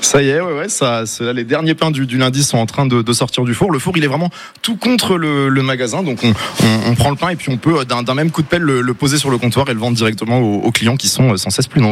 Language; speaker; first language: French; native; French